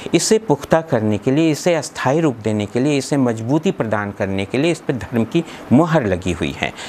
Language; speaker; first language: Hindi; native; Hindi